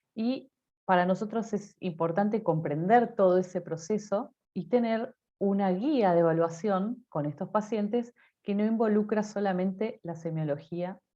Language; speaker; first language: Spanish; native; Spanish